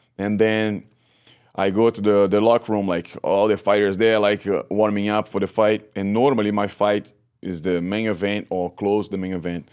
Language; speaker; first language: English; non-native, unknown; Portuguese